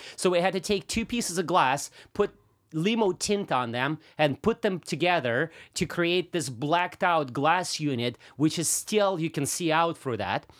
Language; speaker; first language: English; non-native, fluent; Russian